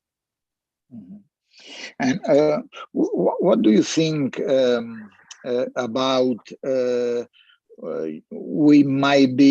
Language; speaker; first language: English; non-native, learner; Spanish